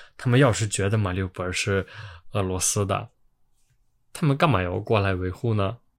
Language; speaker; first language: Chinese; non-native, fluent; Ukrainian